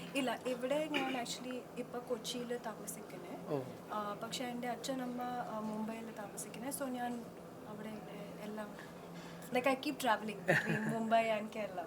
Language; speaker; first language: Malayalam; early bilingual, heritage; Malayalam